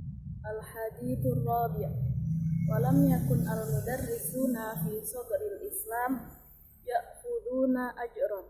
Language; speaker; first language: Arabic; non-native, learner; Indonesian